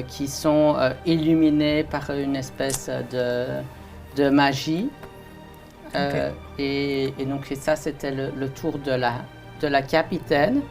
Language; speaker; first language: French; native; French